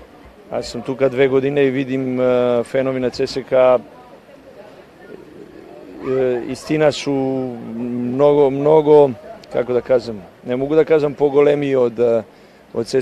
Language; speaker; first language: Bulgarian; non-native, learner; Serbian